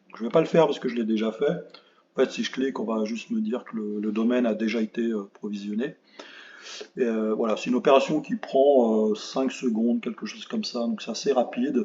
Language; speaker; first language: French; native; French